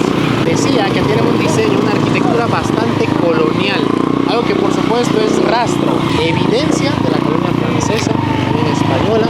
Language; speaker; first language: Spanish; native; Spanish